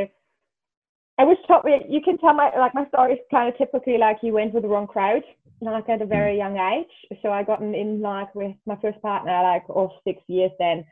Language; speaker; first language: English; non-native, fluent; German